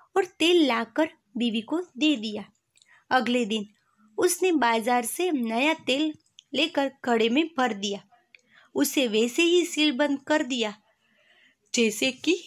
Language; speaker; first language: Hindi; non-native, local second language; Gujarati